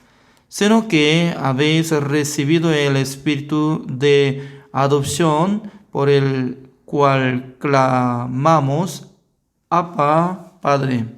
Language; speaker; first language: Spanish; non-native, learner; Korean